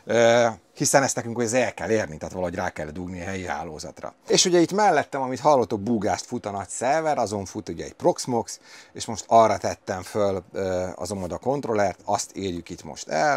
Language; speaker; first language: Hungarian; native; Hungarian